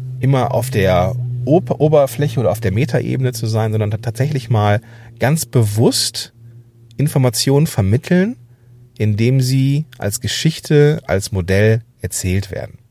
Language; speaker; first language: German; native; German